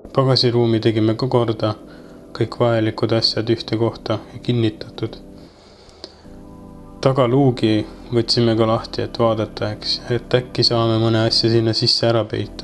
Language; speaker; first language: Estonian; native; Estonian